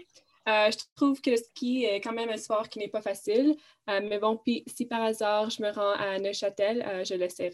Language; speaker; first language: French; non-native, fluent; English